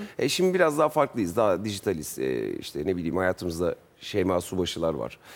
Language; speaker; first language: Turkish; native; Turkish